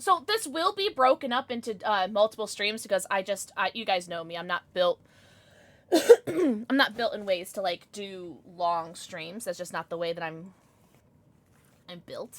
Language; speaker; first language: English; native; English